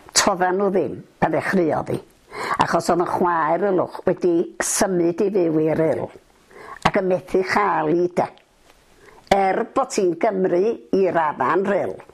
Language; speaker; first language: Welsh; native; Welsh